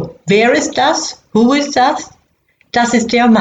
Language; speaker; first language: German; non-native, fluent; English